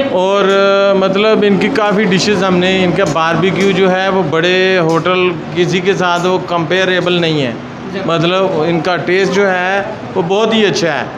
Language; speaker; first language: Hindi; non-native, local second language; Punjabi